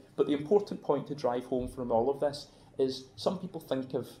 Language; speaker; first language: English; native; English